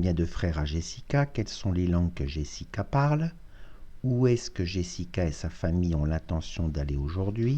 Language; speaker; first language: French; non-native, fluent; Russian